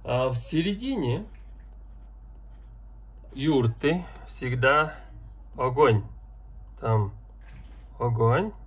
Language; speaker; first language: Russian; non-native, learner; Mongolian